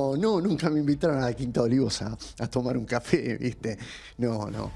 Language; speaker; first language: Spanish; native; Spanish